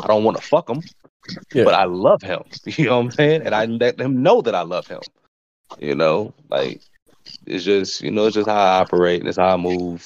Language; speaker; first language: English; native; English